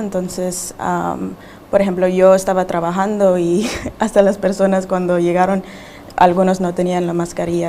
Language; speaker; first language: Spanish; early bilingual, heritage; Spanish